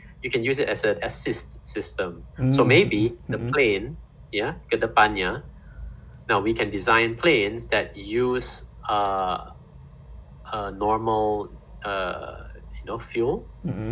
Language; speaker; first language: English; non-native, fluent; Indonesian